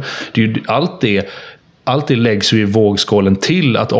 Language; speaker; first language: Swedish; native; Swedish